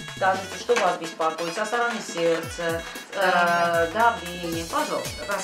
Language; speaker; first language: Russian; non-native, local second language; Armenian